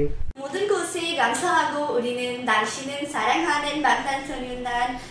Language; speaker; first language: Korean; non-native, learner; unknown